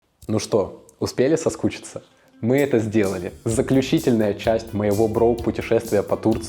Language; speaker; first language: Russian; native; Russian